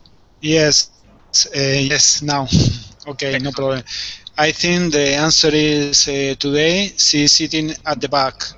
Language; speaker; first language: English; non-native, learner; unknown